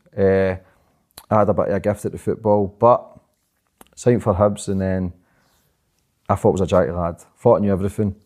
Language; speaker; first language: English; native; English